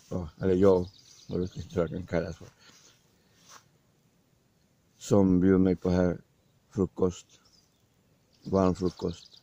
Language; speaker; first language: Swedish; non-native, learner; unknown